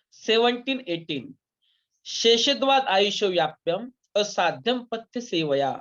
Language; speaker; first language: Hindi; non-native, local second language; Marathi